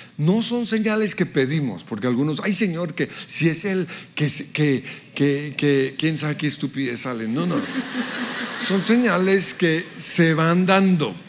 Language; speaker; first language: Spanish; early bilingual, other home language; English